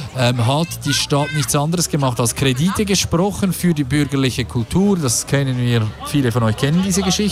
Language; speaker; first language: German; native; German